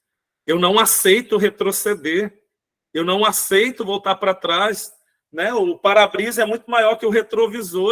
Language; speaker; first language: Portuguese; native; Portuguese